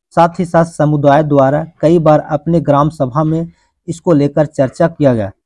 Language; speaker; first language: Hindi; native; Hindi